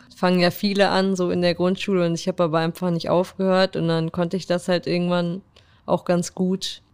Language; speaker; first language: German; native; German